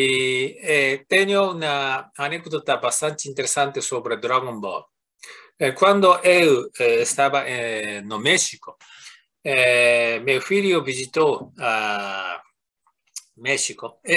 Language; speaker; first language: Spanish; non-native, fluent; Japanese